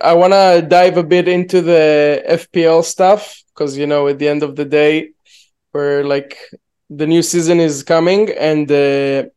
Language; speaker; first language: English; non-native, fluent; Hebrew